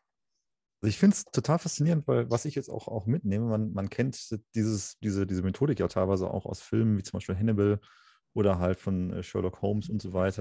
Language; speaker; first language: German; native; German